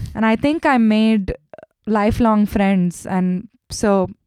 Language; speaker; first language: English; non-native, local second language; Tamil